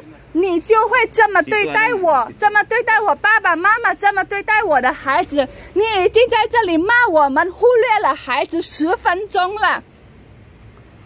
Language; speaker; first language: Chinese; non-native, fluent; Indonesian